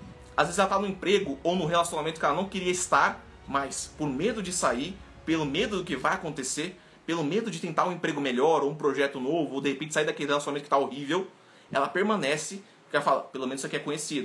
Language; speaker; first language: Portuguese; native; Portuguese